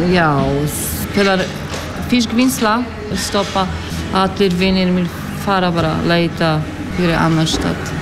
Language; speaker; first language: Icelandic; non-native, learner; Polish